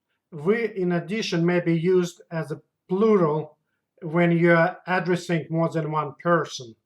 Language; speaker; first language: English; non-native, fluent; Russian